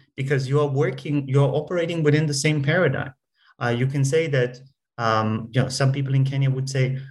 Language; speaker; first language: English; non-native, fluent; Hebrew